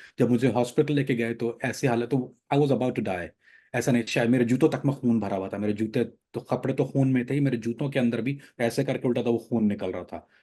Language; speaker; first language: Urdu; native; Urdu